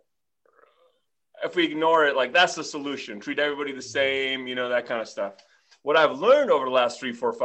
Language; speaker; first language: English; early bilingual, other home language; Armenian